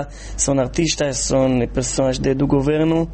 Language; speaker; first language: Portuguese; non-native, fluent; Hebrew